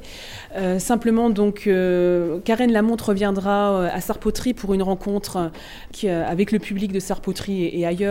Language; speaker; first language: French; native; French